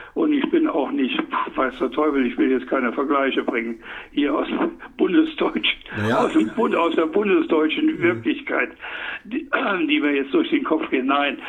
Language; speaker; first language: German; native; German